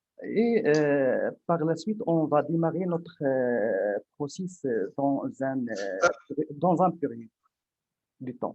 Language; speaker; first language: French; non-native, local second language; Arabic